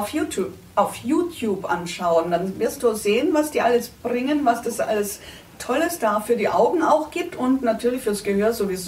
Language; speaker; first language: German; native; German